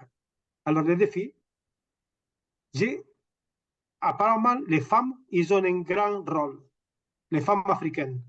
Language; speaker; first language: French; non-native, fluent; Catalan